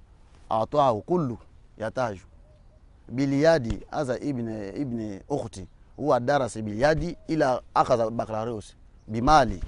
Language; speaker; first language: Arabic; non-native, learner; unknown